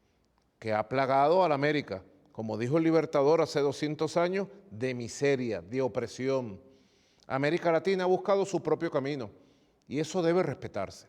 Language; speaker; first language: Spanish; native; Spanish